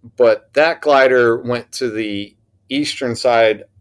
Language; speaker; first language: English; native; English